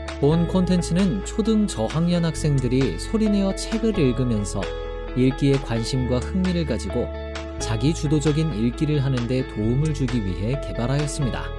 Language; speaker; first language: Korean; native; Korean